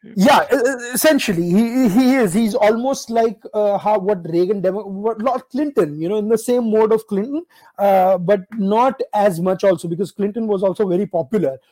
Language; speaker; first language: English; non-native, local second language; Gujarati